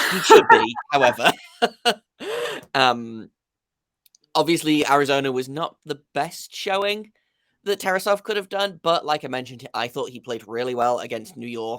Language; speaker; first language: English; native; English